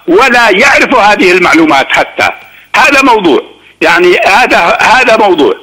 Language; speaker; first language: Arabic; native; Arabic